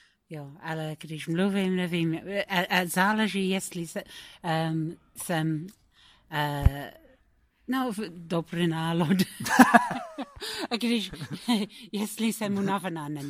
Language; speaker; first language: Czech; non-native, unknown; English